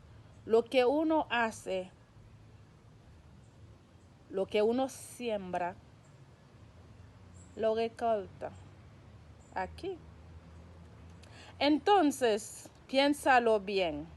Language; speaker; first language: Spanish; non-native, local second language; Haitian Creole